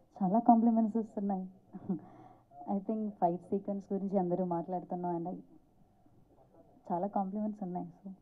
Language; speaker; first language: Telugu; non-native, learner; Malayalam